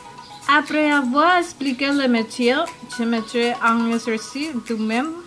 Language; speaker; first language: French; non-native, learner; Spanish